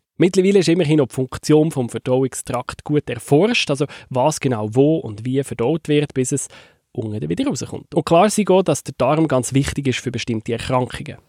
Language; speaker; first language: German; native; German